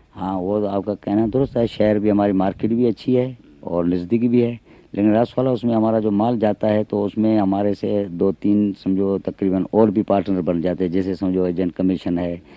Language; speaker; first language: Urdu; non-native, local second language; Sindhi